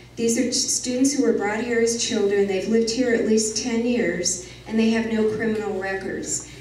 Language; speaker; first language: English; native; English